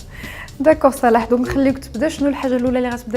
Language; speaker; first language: Arabic; native; Arabic